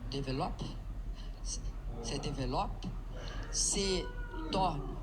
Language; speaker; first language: French; non-native, learner; Portuguese